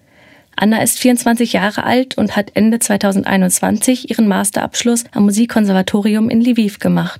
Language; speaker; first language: German; native; German